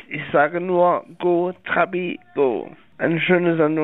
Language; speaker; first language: German; native; German